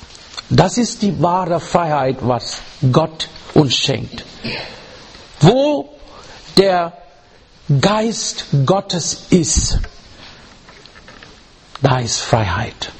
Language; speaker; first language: German; non-native, fluent; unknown